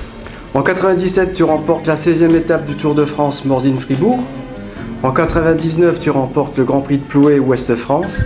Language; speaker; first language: French; native; French